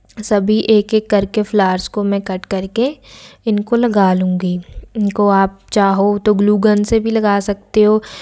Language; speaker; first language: Hindi; non-native, local second language; Punjabi